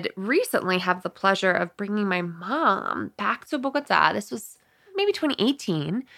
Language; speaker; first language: English; early bilingual, other home language; Spanish